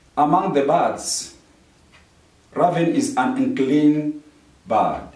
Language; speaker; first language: English; non-native, local second language; Swahili